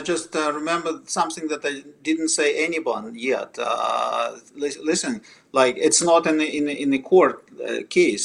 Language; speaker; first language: English; non-native, fluent; Russian